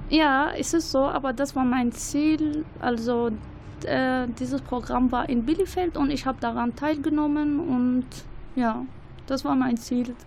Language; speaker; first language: German; non-native, learner; Arabic